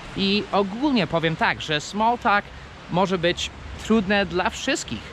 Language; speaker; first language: Polish; non-native, fluent; English